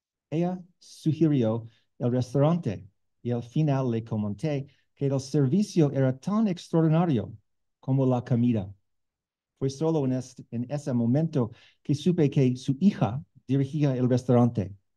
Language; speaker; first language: Spanish; non-native, learner; English